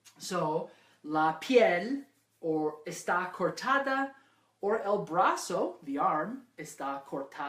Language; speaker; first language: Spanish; non-native, fluent; English